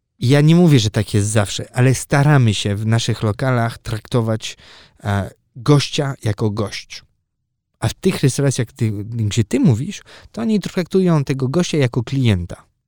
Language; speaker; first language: Polish; early bilingual, heritage; Polish